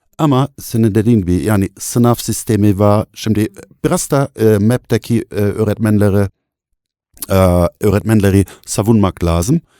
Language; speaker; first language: Turkish; non-native, fluent; German